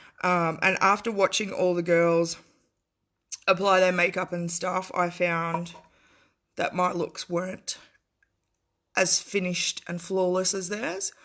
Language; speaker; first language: English; native; English